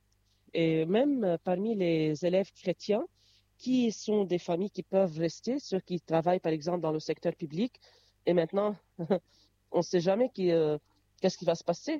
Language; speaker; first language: French; non-native, local second language; Arabic